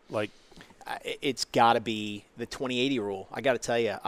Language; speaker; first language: English; native; English